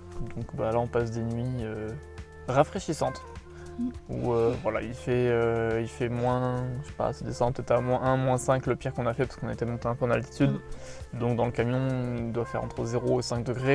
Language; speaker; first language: French; native; French